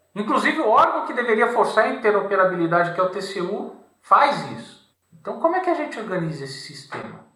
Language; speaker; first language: Portuguese; native; Portuguese